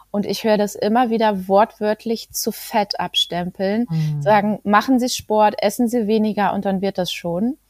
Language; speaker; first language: German; native; German